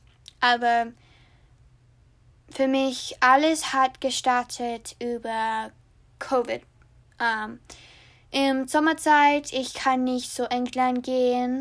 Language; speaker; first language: German; non-native, learner; English